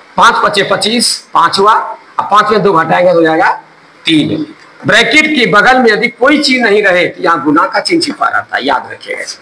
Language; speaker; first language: Hindi; native; Hindi